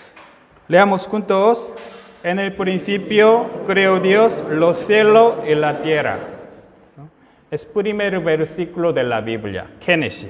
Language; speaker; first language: Spanish; non-native, fluent; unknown